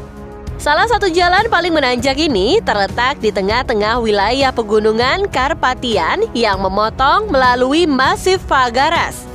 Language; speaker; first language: Indonesian; native; Indonesian